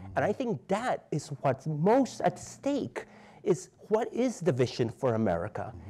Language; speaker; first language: English; native; English